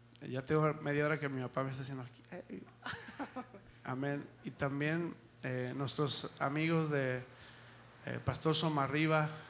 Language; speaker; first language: Spanish; early bilingual, heritage; Spanish